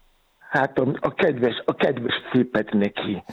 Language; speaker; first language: Hungarian; non-native, fluent; Yoruba